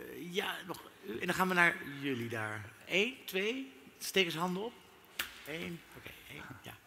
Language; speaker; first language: Dutch; native; Dutch